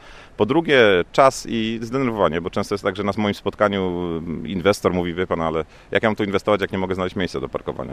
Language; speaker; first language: Polish; native; Polish